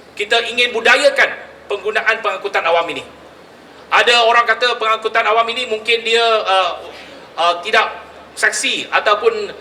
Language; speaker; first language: Malay; non-native, local second language; Chinese